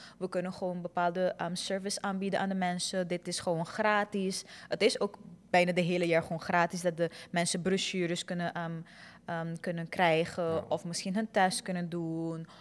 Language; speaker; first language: Dutch; non-native, local second language; Papiamento